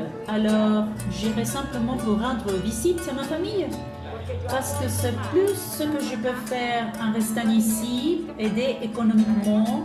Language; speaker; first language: French; non-native, fluent; Spanish